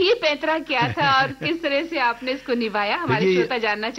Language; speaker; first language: Hindi; native; Hindi